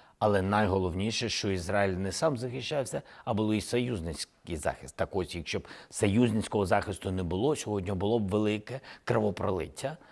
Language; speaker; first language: Ukrainian; non-native, local second language; Russian